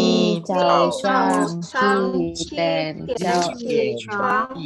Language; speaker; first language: Chinese; non-native, learner; Indonesian